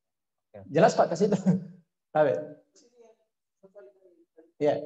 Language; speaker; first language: Indonesian; native; Indonesian